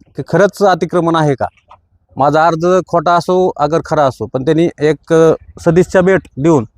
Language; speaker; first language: Marathi; native; Marathi